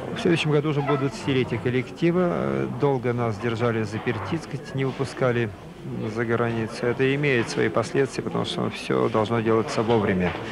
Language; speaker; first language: Russian; native; Russian